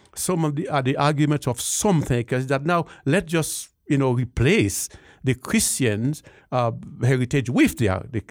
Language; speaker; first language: English; non-native, fluent; Haitian Creole